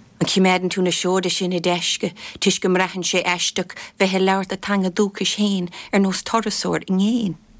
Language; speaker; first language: Irish; non-native, local second language; English